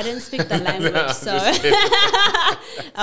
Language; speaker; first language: English; non-native, fluent; Amharic